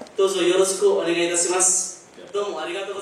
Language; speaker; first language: Japanese; non-native, learner; Indonesian